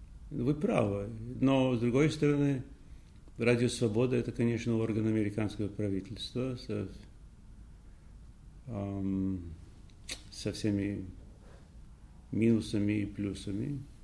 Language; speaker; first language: Russian; non-native, fluent; English